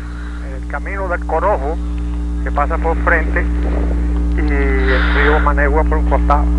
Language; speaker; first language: Spanish; native; Spanish